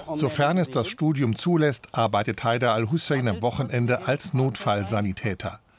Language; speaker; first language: German; native; German